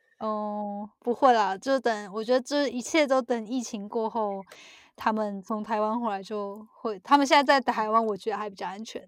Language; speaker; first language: Chinese; native; Chinese